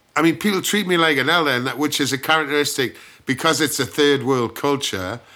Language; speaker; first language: English; native; English